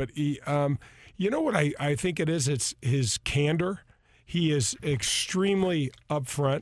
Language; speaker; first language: English; native; English